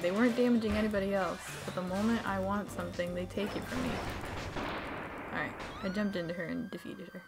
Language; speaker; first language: English; native; English